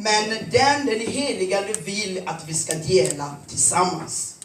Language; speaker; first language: Swedish; non-native, fluent; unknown